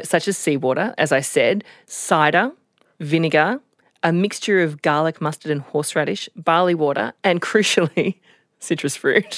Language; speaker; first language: English; native; English